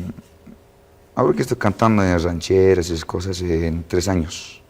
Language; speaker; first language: Spanish; non-native, local second language; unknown